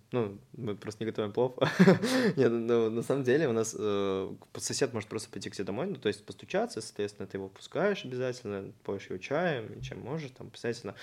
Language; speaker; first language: Russian; native; Russian